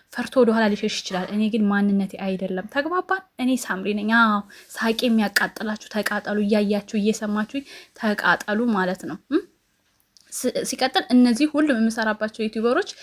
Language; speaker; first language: Amharic; native; Amharic